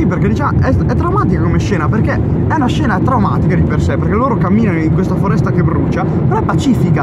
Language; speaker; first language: Italian; native; Italian